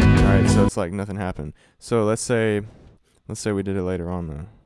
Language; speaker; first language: English; native; English